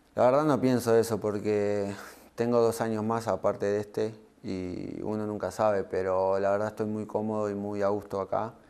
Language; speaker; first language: Spanish; native; Spanish